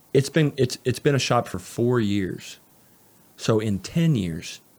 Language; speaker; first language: English; native; English